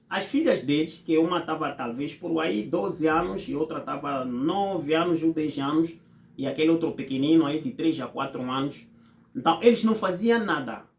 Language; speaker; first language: Portuguese; non-native, fluent; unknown